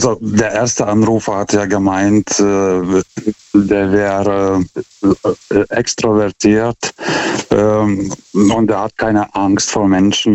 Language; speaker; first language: German; non-native, fluent; Lithuanian